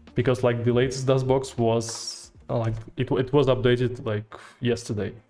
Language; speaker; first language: English; non-native, fluent; Russian